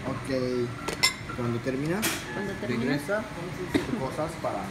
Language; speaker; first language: Spanish; non-native, learner; Japanese